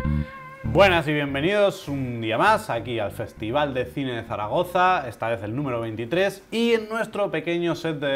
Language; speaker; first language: Spanish; native; Spanish